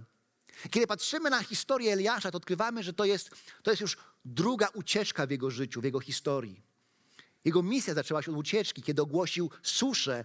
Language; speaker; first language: Polish; native; Polish